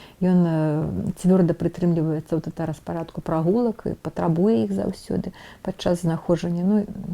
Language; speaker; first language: Belarusian; non-native, local second language; Russian